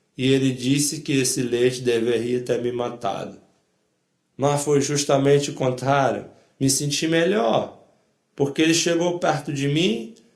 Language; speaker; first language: Portuguese; non-native, fluent; Polish